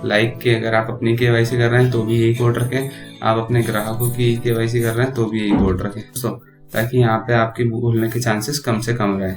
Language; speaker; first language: Hindi; native; Hindi